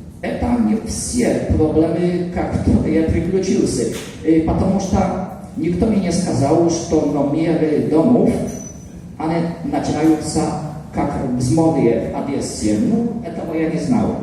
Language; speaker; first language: Russian; non-native, learner; Polish